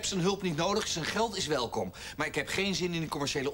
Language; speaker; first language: Dutch; native; Dutch